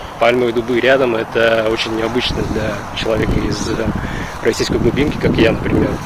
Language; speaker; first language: Russian; native; Russian